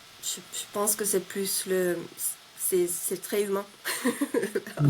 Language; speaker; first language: French; non-native, fluent; Finnish